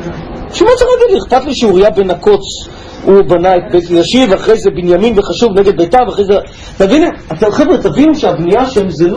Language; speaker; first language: Hebrew; native; Hebrew